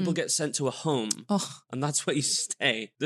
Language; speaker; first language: English; native; English